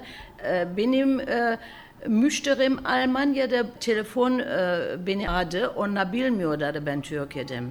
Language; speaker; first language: Turkish; early bilingual, heritage; German